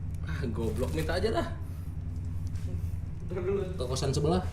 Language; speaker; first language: Indonesian; native; Indonesian